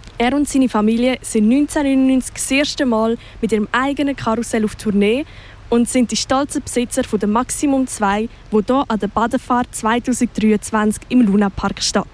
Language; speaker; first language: German; native; German